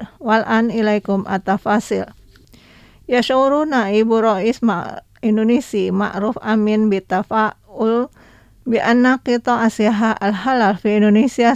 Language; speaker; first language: Arabic; non-native, fluent; Indonesian